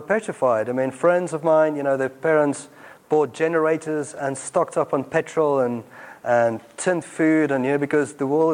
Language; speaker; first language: English; non-native, local second language; Afrikaans